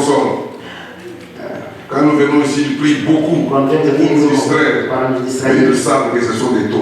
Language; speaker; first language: French; non-native, local second language; Lingala